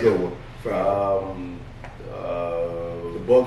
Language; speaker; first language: English; native; English